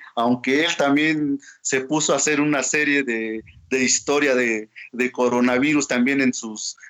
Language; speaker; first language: Spanish; non-native, local second language; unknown